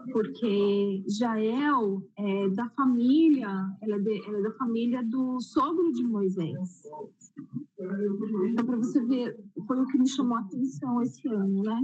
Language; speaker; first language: Portuguese; native; Portuguese